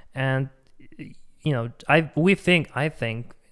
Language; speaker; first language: English; non-native, fluent; Polish